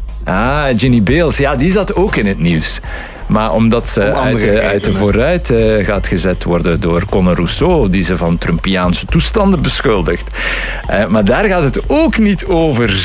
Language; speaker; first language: Dutch; native; Dutch